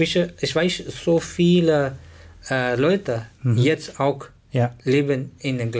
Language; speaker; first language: German; non-native, learner; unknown